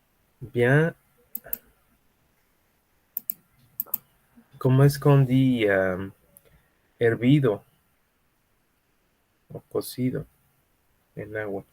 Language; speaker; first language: French; non-native, fluent; Spanish